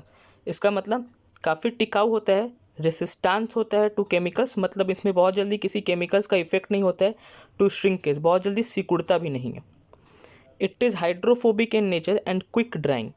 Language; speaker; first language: Hindi; native; Hindi